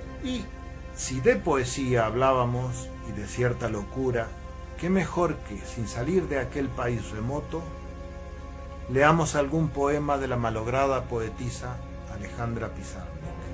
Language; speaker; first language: Spanish; native; Spanish